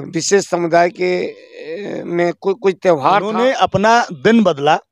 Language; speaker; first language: Hindi; native; Hindi